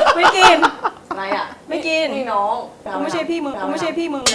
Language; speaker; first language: Thai; non-native, fluent; Korean